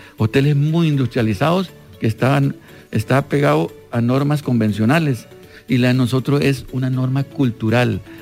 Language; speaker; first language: Spanish; non-native, local second language; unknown